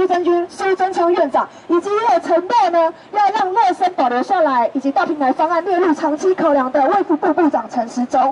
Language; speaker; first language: Chinese; native; Chinese